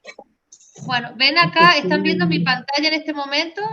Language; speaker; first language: Spanish; native; Spanish